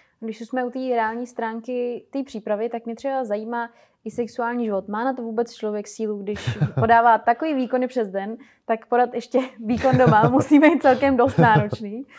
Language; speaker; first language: Czech; native; Czech